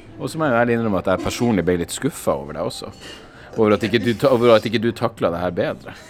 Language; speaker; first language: Norwegian; native; Norwegian